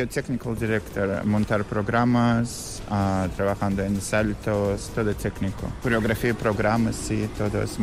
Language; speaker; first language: Spanish; non-native, learner; Russian